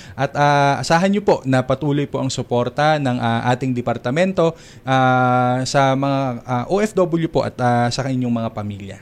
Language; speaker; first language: Filipino; native; Filipino